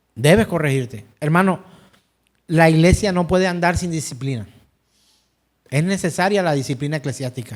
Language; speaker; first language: Spanish; native; Spanish